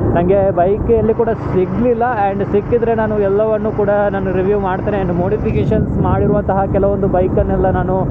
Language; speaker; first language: Kannada; non-native, local second language; Tulu